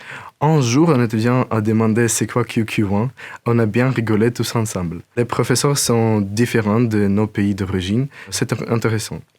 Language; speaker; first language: French; non-native, learner; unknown